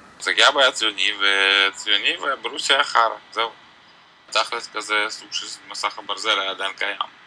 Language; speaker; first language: Hebrew; early bilingual, other home language; Russian